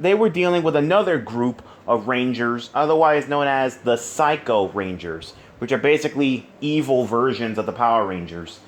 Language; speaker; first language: English; native; English